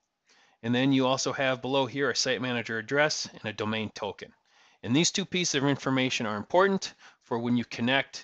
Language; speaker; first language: English; native; English